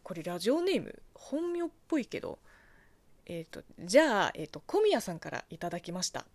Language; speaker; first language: Japanese; non-native, fluent; Chinese